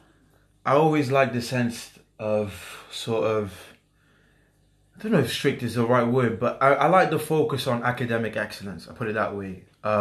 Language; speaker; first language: English; native; English